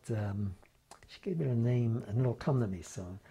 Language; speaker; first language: English; native; English